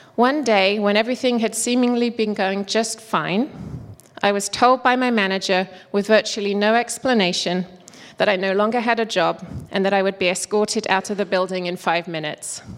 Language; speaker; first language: English; native; English